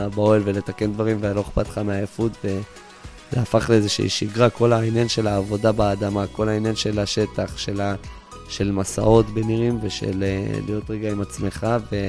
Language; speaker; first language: Hebrew; early bilingual, other home language; English